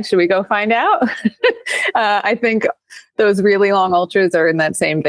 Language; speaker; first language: English; native; English